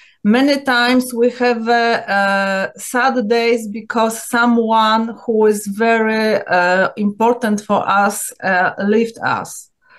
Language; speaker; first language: English; non-native, learner; Polish